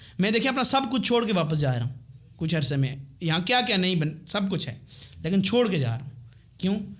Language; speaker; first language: Urdu; non-native, local second language; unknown